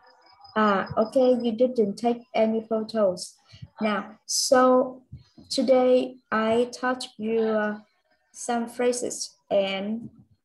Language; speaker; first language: English; non-native, learner; Vietnamese